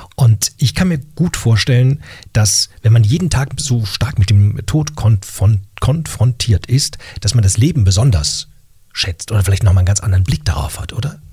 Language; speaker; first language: German; native; German